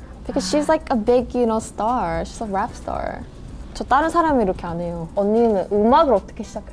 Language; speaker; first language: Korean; early bilingual, heritage; Korean